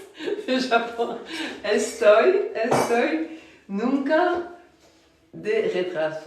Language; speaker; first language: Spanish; non-native, learner; French